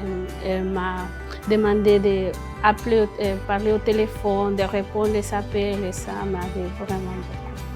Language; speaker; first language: French; non-native, fluent; Spanish